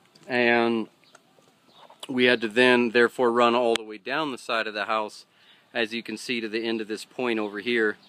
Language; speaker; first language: English; native; English